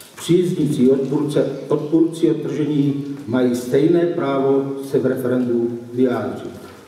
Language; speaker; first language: Czech; native; Czech